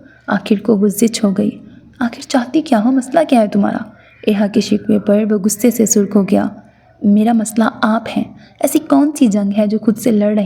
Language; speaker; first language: Urdu; native; Urdu